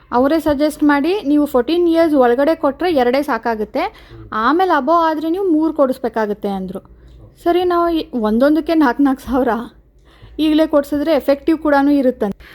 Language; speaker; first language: Kannada; non-native, local second language; Marathi